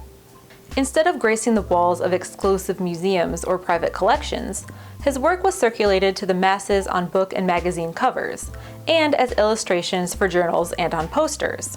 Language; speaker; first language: English; native; English